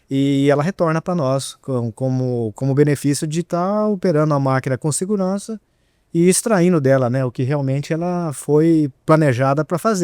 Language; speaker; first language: Portuguese; native; Portuguese